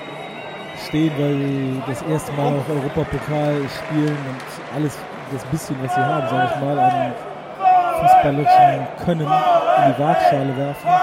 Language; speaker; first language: German; native; German